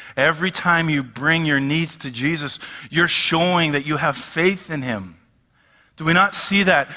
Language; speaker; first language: English; native; English